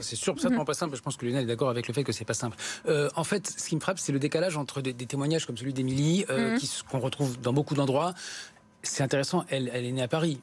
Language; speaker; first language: French; native; French